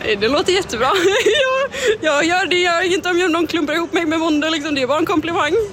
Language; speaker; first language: Swedish; native; Swedish